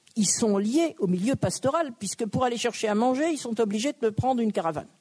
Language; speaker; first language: French; native; French